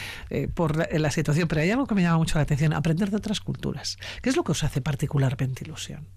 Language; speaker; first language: Spanish; native; Spanish